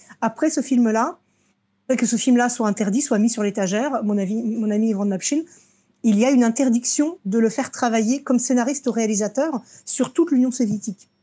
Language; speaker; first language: French; early bilingual, other home language; Russian